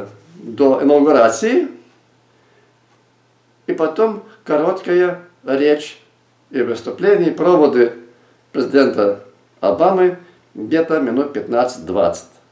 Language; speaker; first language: Russian; non-native, local second language; Lithuanian